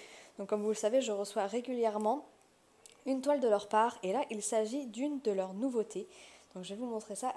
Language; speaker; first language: French; native; French